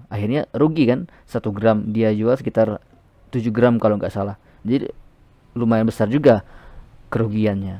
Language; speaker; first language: Indonesian; native; Indonesian